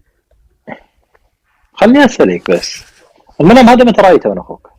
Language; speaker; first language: Arabic; native; Arabic